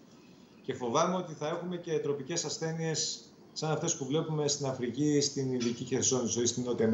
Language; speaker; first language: Greek; native; Greek